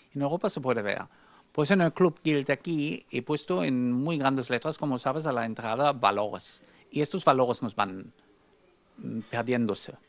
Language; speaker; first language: Spanish; non-native, fluent; German